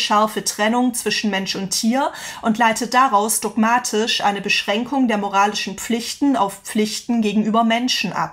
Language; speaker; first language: German; native; German